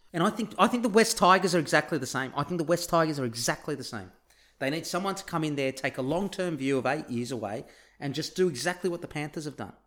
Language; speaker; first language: English; early bilingual, other home language; Turkish